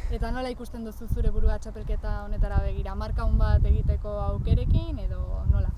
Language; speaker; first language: Basque; native; Basque